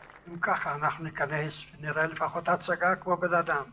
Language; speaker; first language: Hebrew; non-native, fluent; Yiddish